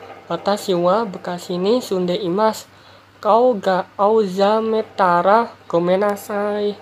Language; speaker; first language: Japanese; non-native, learner; Indonesian